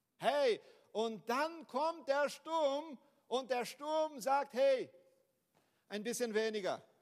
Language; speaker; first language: German; non-native, fluent; Portuguese